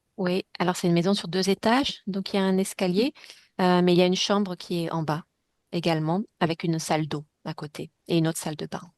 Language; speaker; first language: French; native; French